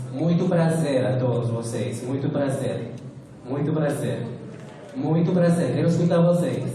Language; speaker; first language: Portuguese; non-native, fluent; Spanish